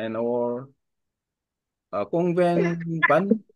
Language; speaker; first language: English; non-native, learner; Korean